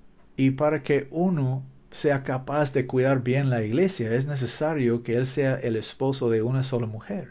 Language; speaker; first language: Spanish; non-native, learner; English